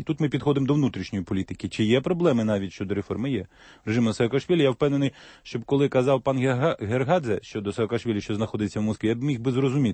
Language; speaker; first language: Ukrainian; native; Ukrainian